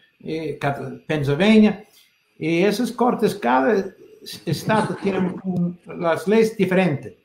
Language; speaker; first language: Spanish; non-native, fluent; English